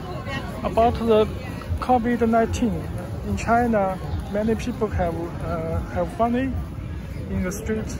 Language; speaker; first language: English; non-native, learner; Chinese